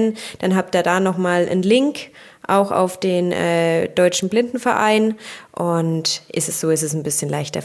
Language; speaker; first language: German; native; German